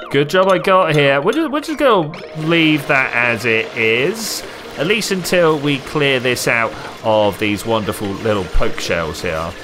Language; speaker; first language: English; native; English